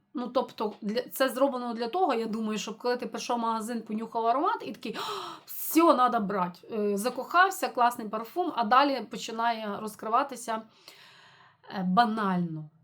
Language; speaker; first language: Ukrainian; non-native, local second language; Russian